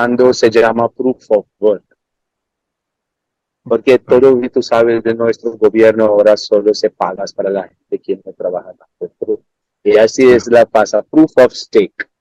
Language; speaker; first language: Spanish; non-native, learner; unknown